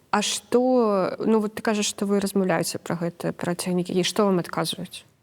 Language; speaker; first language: Belarusian; non-native, local second language; Russian